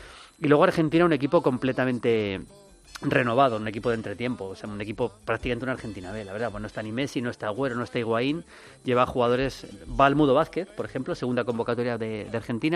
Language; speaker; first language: Spanish; native; Spanish